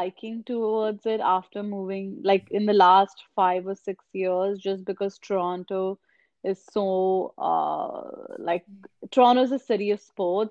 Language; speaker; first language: English; non-native, local second language; Hindi